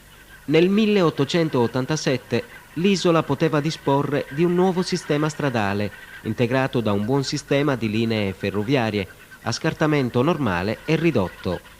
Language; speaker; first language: Italian; native; Italian